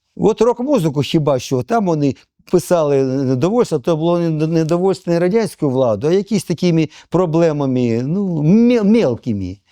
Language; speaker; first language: Ukrainian; non-native, local second language; Russian